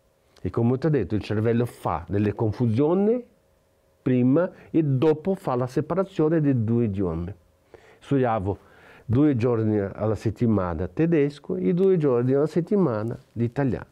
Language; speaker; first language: Italian; non-native, fluent; Portuguese